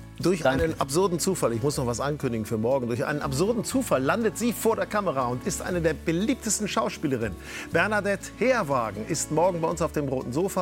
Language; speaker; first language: German; native; German